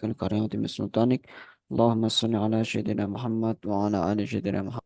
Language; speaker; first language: Arabic; non-native, fluent; Indonesian